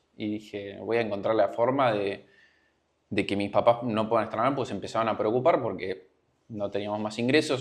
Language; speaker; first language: Spanish; native; Spanish